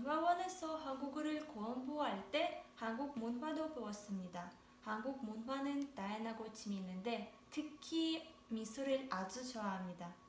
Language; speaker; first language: Korean; non-native, learner; Russian